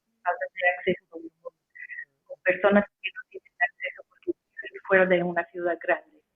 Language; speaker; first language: Spanish; non-native, fluent; English